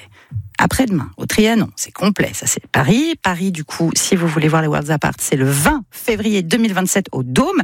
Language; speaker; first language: French; native; French